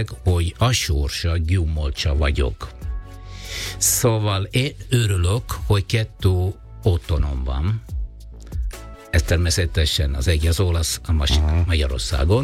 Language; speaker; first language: Hungarian; non-native, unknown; Italian